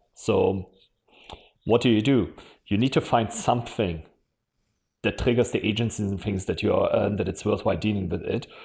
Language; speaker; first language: English; non-native, fluent; German